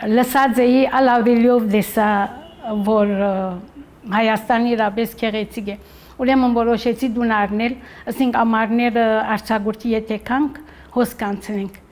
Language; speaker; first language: Armenian; early bilingual, heritage; Armenian